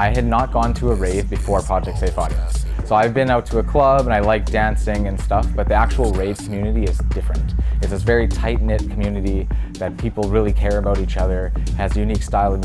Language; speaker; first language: English; native; English